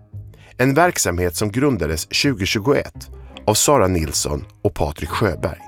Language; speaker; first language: Swedish; native; Swedish